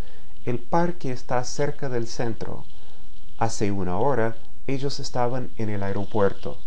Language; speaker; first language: Spanish; non-native, fluent; English